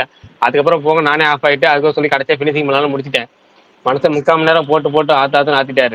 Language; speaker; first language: Tamil; native; Tamil